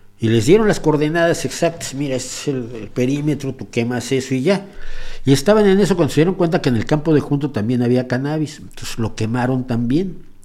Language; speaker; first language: Spanish; native; Spanish